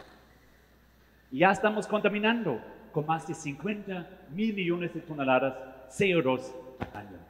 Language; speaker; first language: Spanish; non-native, fluent; German